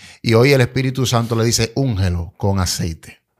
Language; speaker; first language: Spanish; native; Spanish